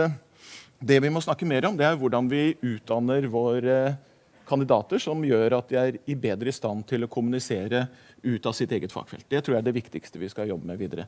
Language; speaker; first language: Norwegian; native; Norwegian